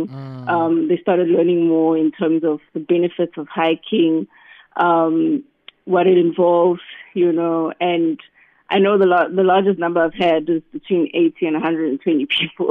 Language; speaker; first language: English; non-native, local second language; Southern Sotho